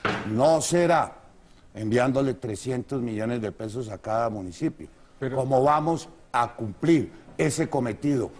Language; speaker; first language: Spanish; native; Spanish